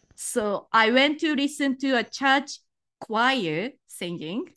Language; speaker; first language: English; non-native, fluent; Japanese